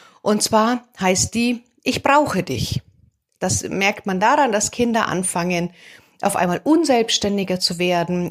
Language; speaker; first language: German; native; German